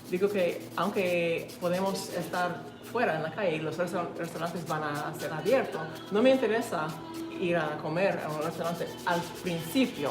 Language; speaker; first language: Spanish; non-native, learner; English